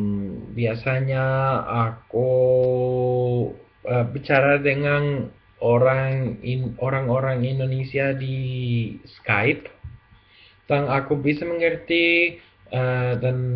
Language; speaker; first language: Indonesian; non-native, learner; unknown